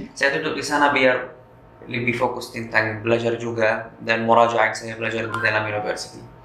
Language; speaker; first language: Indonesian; non-native, fluent; Arabic